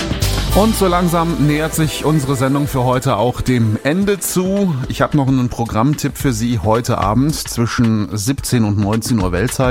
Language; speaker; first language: German; native; German